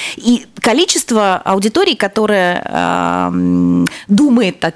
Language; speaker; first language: Russian; native; Russian